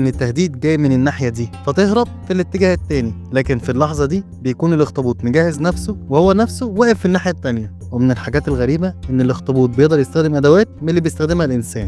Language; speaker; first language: Arabic; native; Arabic